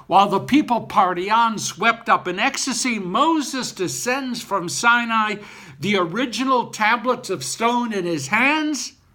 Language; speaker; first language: English; native; English